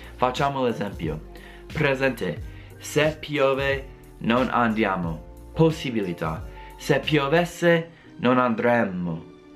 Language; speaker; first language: Italian; non-native, fluent; English